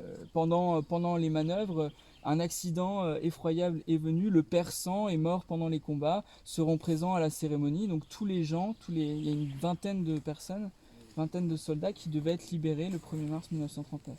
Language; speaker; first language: French; native; French